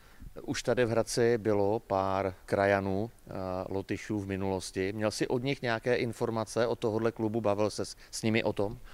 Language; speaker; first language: Czech; native; Czech